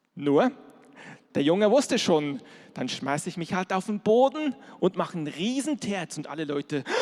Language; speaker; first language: German; native; German